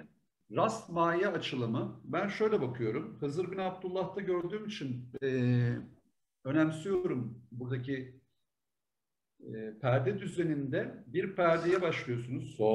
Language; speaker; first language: Turkish; native; Turkish